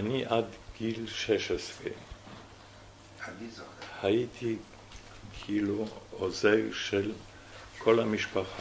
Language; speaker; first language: Hebrew; non-native, fluent; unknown